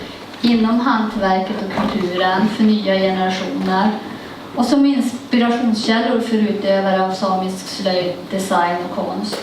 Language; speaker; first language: Swedish; native; Swedish